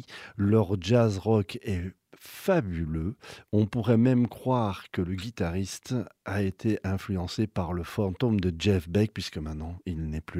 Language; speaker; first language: French; native; French